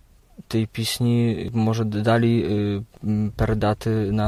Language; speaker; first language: Ukrainian; early bilingual, heritage; Ukrainian